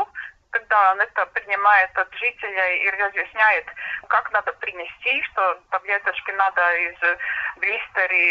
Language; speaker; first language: Russian; non-native, local second language; Latvian